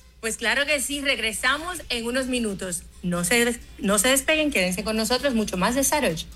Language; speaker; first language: Spanish; early bilingual, other home language; Haitian Creole